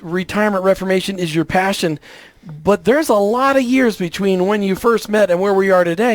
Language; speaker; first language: English; native; English